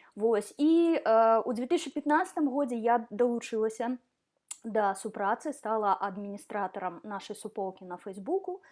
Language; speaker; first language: Belarusian; non-native, local second language; Russian